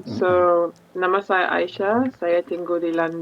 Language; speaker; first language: Indonesian; non-native, learner; English